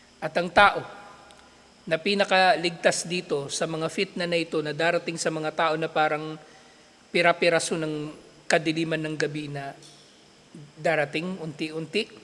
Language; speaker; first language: Filipino; native; Filipino